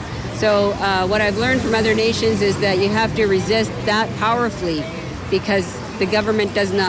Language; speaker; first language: English; native; English